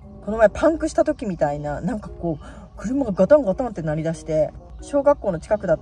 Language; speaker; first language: Japanese; native; Japanese